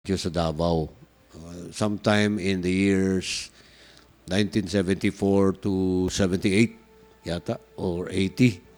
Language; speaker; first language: Filipino; non-native, local second language; Pangasinan